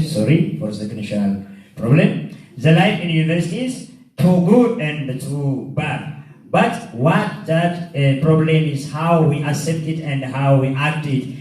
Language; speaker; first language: English; non-native, learner; Oromo